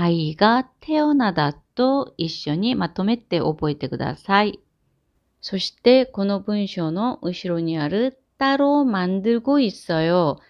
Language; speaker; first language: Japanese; non-native, fluent; Korean